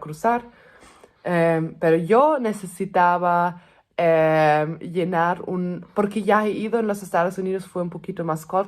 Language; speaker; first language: Spanish; non-native, fluent; German